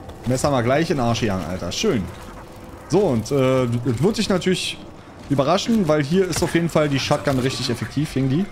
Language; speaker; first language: German; native; German